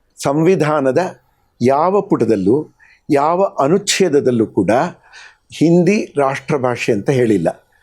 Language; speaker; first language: Kannada; non-native, local second language; Telugu